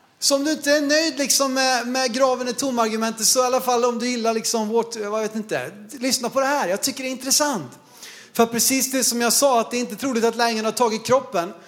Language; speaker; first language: Swedish; native; Swedish